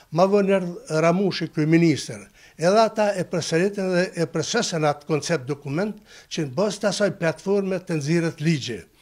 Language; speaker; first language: Albanian; native; Albanian